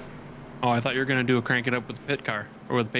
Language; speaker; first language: English; native; English